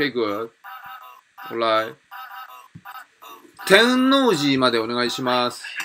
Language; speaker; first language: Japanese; non-native, fluent; Korean